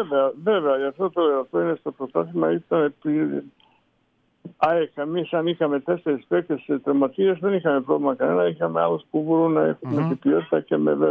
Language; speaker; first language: Greek; non-native, fluent; Serbian